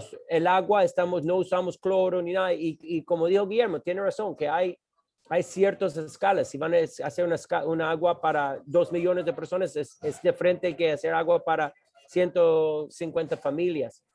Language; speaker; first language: Spanish; non-native, fluent; English